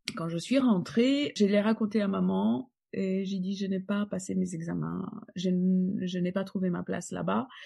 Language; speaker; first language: French; non-native, fluent; Polish